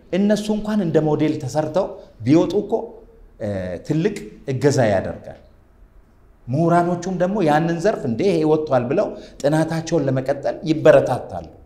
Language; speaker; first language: Amharic; native; Amharic